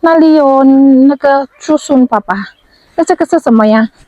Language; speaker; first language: Chinese; non-native, learner; Indonesian